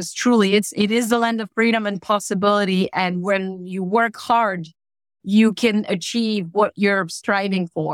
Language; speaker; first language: English; non-native, fluent; Bulgarian